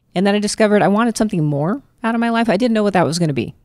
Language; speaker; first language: English; native; English